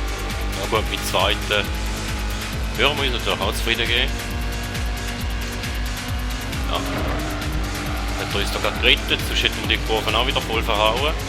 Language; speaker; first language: German; native; German